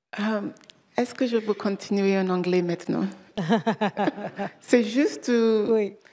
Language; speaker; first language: French; non-native, learner; English